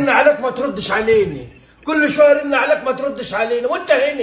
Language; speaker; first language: Arabic; native; Arabic